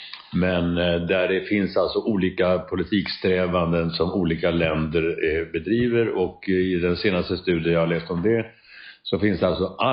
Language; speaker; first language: Swedish; native; Swedish